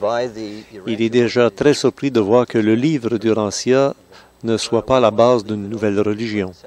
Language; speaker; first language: French; native; French